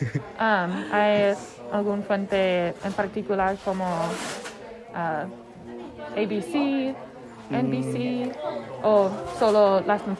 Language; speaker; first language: Spanish; non-native, learner; English